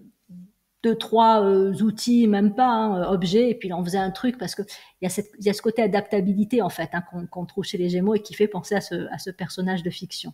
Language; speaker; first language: French; native; French